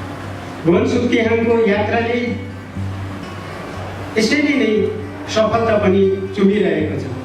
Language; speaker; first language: Nepali; native; Nepali